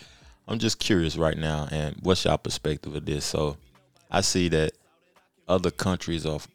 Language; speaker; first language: English; native; English